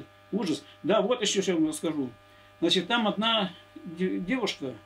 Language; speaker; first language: Russian; native; Russian